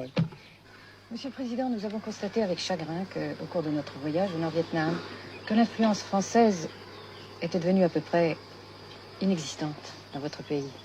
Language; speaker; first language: French; native; French